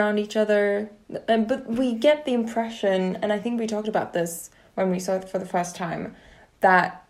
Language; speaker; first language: English; non-native, fluent; Swedish